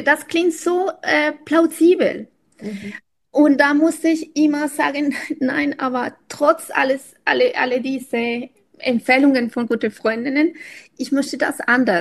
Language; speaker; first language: German; non-native, fluent; Spanish